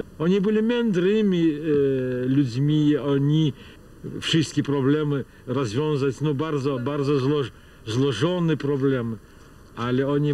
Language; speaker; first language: Polish; non-native, fluent; Russian